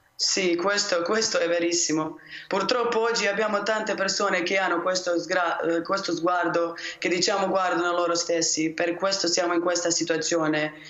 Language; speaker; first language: Italian; non-native, fluent; Croatian